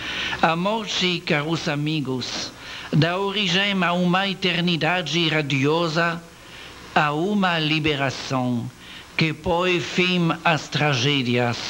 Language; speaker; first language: Portuguese; non-native, learner; French